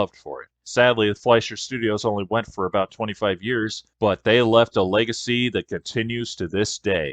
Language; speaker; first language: English; native; English